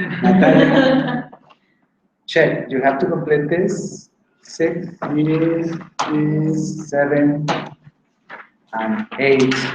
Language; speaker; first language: English; non-native, fluent; Spanish